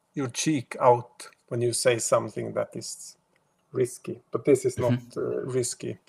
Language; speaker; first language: English; non-native, fluent; Swedish